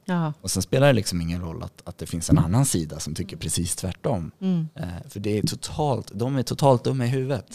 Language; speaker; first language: Swedish; native; Swedish